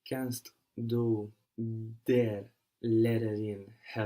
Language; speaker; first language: German; non-native, learner; English